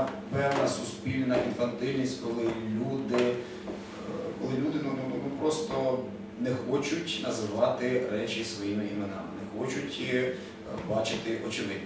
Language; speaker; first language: Ukrainian; native; Ukrainian